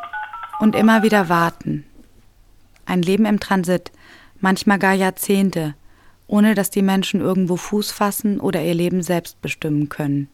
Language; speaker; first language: German; native; German